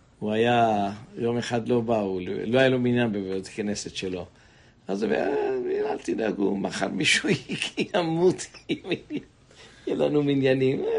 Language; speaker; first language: Hebrew; native; Hebrew